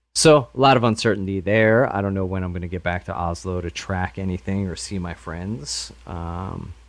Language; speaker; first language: English; native; English